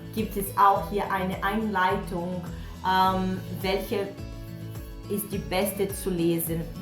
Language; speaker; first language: German; non-native, learner; Portuguese